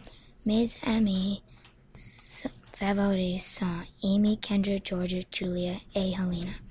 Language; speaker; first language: French; non-native, learner; English